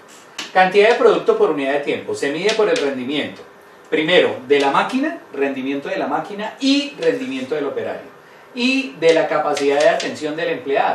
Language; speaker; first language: Spanish; native; Spanish